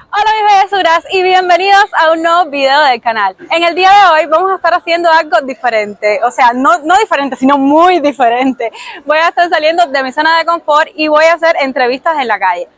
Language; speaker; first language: Spanish; native; Spanish